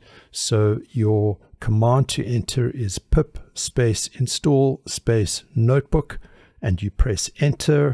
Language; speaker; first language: English; native; English